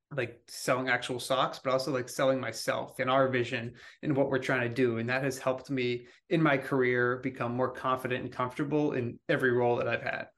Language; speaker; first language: English; native; English